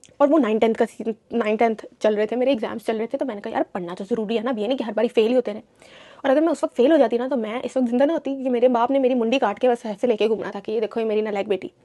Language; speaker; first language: Urdu; native; Urdu